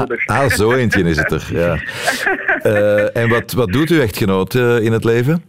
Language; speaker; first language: Dutch; native; Dutch